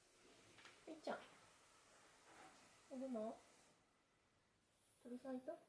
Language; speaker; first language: Japanese; native; Japanese